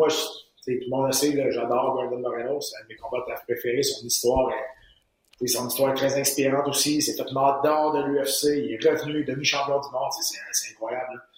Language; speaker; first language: French; native; French